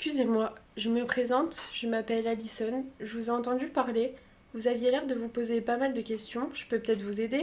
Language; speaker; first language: French; native; French